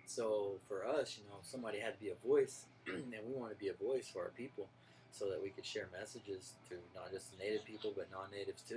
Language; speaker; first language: English; native; English